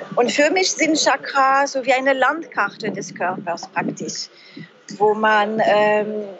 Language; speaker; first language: German; non-native, fluent; French